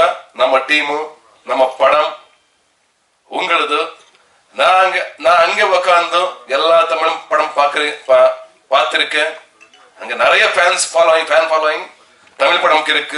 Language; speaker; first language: Tamil; non-native, learner; Kannada